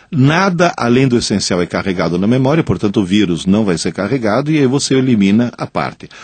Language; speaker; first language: Portuguese; non-native, fluent; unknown